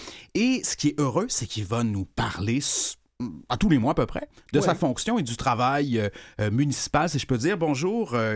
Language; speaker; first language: French; native; French